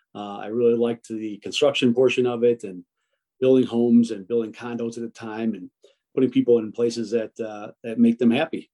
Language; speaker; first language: English; early bilingual, other home language; Italian